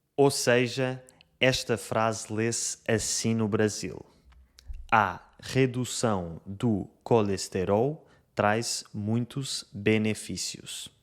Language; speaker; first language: Portuguese; native; Portuguese